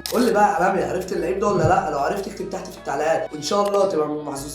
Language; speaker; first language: Arabic; native; Arabic